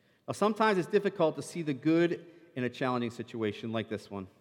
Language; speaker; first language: English; native; English